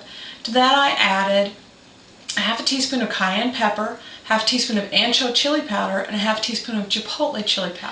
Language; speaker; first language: English; native; English